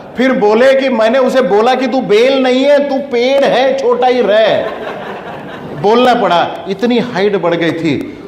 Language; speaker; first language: Hindi; non-native, local second language; Kannada